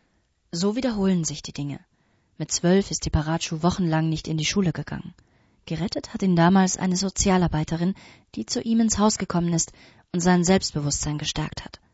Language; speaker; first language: German; native; German